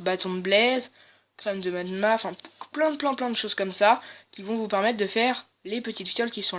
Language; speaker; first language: French; native; French